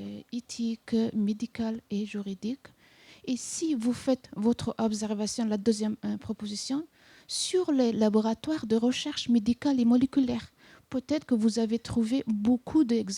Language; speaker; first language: French; non-native, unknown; Persian